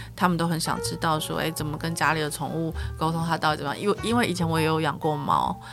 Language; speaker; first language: Chinese; native; Chinese